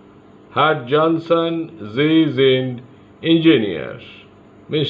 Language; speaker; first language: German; non-native, learner; Bangla